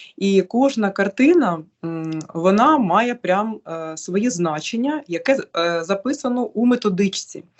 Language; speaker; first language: Ukrainian; native; Ukrainian